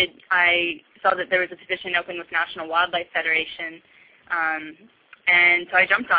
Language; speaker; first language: English; native; English